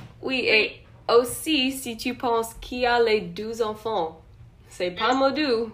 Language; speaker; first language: French; non-native, learner; English